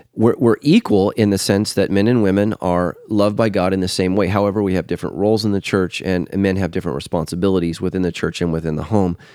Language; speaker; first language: English; native; English